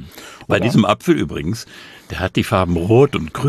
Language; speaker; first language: German; native; German